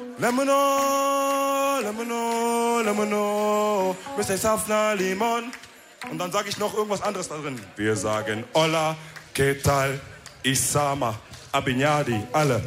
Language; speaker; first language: German; early bilingual, other home language; Wolof